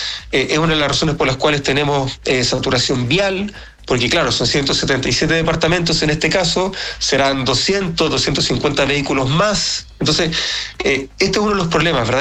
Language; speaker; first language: Spanish; native; Spanish